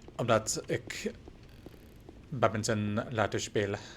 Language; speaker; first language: Dutch; non-native, learner; English